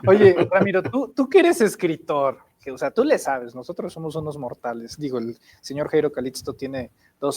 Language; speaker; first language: Spanish; native; Spanish